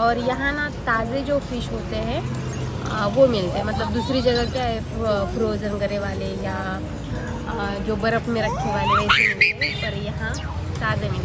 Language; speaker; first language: Hindi; native; Hindi